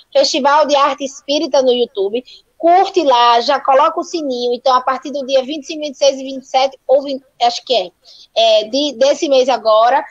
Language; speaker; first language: Portuguese; native; Portuguese